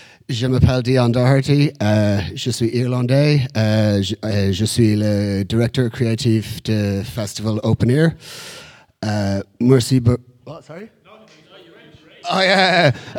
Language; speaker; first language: French; non-native, learner; English